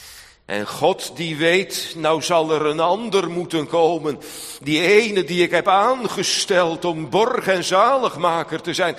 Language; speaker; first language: Dutch; native; Dutch